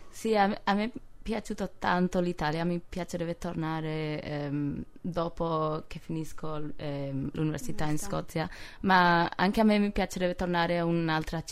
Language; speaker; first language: Italian; non-native, fluent; English